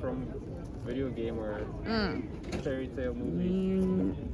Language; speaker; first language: English; non-native, fluent; German